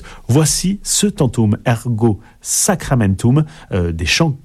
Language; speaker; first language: French; native; French